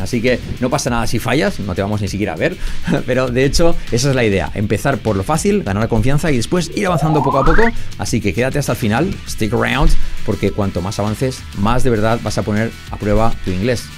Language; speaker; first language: Spanish; native; Spanish